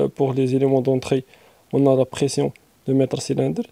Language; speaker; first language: French; non-native, local second language; Arabic